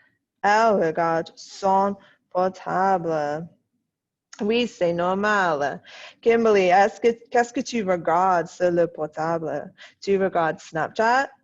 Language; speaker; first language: French; non-native, fluent; English